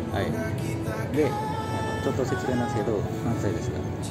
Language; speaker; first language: Japanese; non-native, fluent; Indonesian